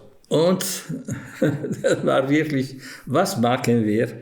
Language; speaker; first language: German; non-native, fluent; Italian